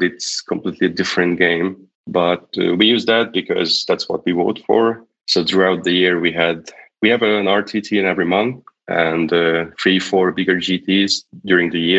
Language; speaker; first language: English; non-native, fluent; Hungarian